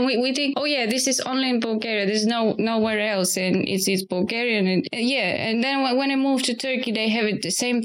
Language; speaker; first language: English; non-native, fluent; Bulgarian